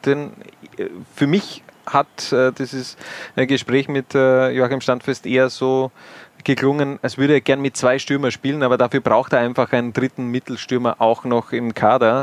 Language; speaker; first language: German; native; German